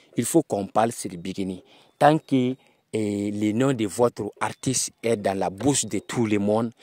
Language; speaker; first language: French; non-native, local second language; Bambara